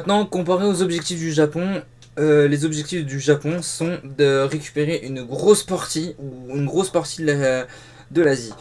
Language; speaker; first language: French; native; French